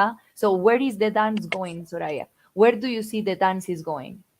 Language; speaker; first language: English; non-native, fluent; Spanish